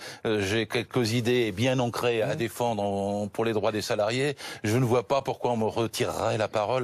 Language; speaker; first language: French; native; French